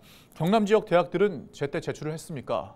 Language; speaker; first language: Korean; native; Korean